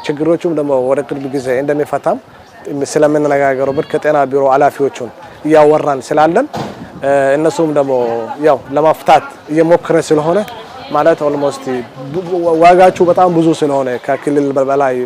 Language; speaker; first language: Amharic; non-native, local second language; Somali